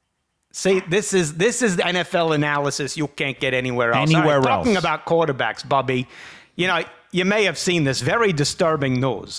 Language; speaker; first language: English; native; English